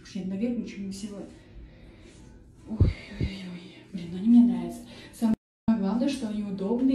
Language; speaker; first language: Russian; native; Russian